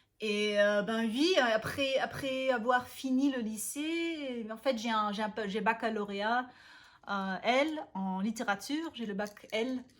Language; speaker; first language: French; non-native, fluent; German